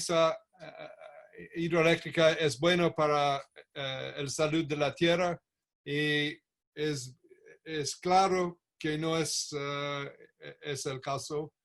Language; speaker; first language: Spanish; non-native, learner; English